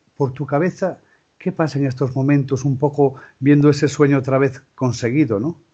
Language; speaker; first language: Spanish; non-native, local second language; Galician